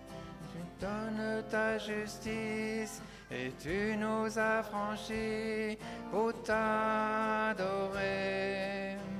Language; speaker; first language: French; native; French